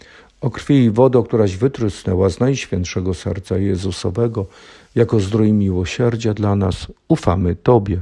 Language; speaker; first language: Polish; native; Polish